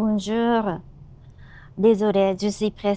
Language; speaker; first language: French; non-native, learner; Japanese